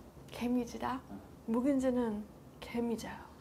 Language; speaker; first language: Korean; non-native, fluent; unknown